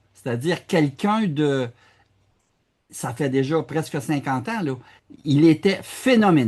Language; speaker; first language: French; native; French